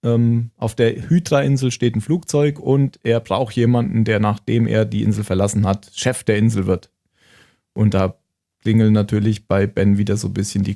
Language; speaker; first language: German; native; German